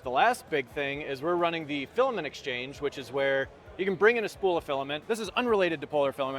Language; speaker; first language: English; native; English